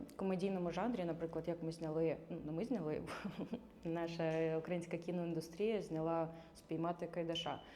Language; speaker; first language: Ukrainian; non-native, local second language; Russian